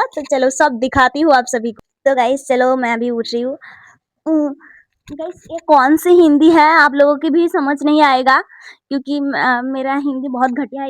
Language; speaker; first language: Hindi; non-native, local second language; Bangla